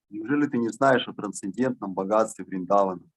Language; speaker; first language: Russian; native; Russian